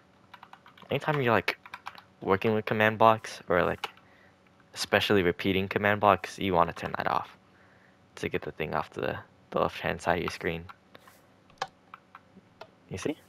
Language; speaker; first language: English; native; English